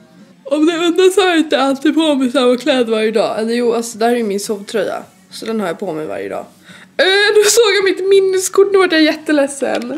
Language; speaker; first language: Swedish; native; Swedish